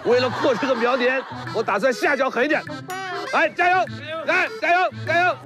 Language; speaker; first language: Chinese; native; Chinese